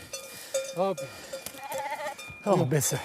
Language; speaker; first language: German; non-native, learner; English